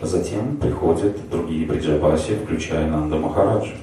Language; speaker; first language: Russian; native; Russian